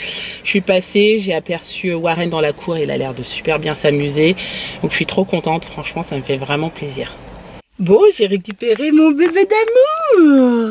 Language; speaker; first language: French; native; French